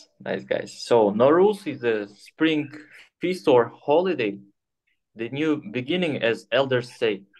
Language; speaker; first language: English; non-native, fluent; Kyrgyz